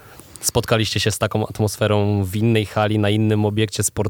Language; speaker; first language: Polish; native; Polish